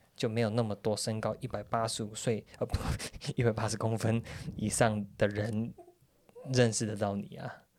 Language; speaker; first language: Chinese; early bilingual, heritage; Chinese